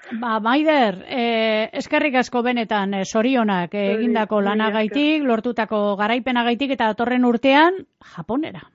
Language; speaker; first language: Basque; native; Basque